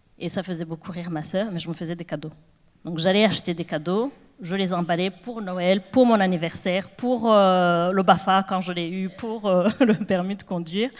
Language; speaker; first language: French; non-native, local second language; Kinyarwanda